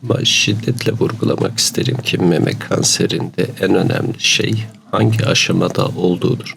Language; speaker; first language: Turkish; native; Turkish